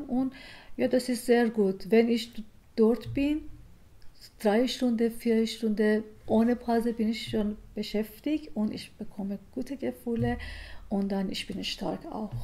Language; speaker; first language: German; non-native, learner; Persian